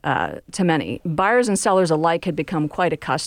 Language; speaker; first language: English; native; English